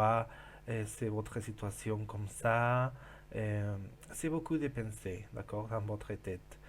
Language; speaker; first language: French; non-native, learner; Spanish